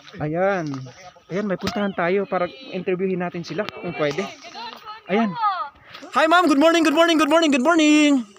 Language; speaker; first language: Filipino; non-native, local second language; Cebuano